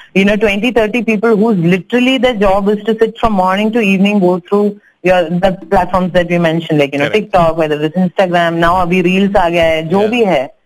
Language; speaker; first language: English; non-native, local second language; Tamil